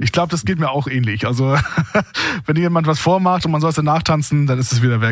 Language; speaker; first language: German; native; German